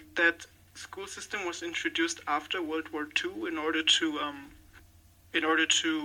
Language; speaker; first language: English; non-native, fluent; German